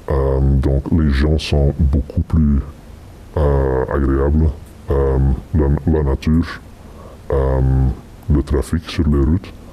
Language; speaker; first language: French; non-native, fluent; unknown